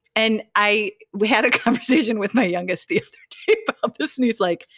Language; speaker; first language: English; native; English